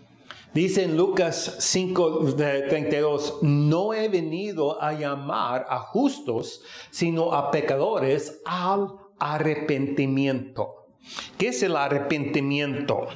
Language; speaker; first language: Spanish; non-native, fluent; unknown